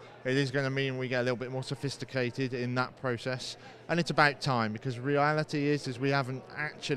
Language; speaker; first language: English; native; English